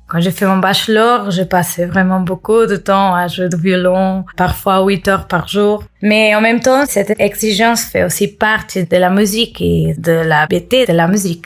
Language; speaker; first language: French; non-native, fluent; Portuguese